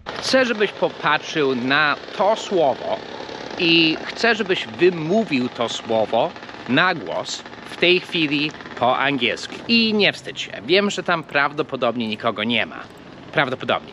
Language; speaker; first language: Polish; non-native, fluent; English